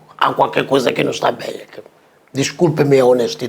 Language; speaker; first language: Portuguese; non-native, local second language; Tsonga